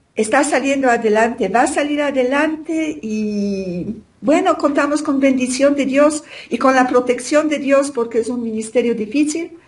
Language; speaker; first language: Spanish; non-native, fluent; Polish